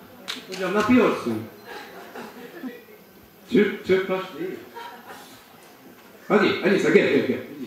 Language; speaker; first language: Turkish; non-native, learner; Georgian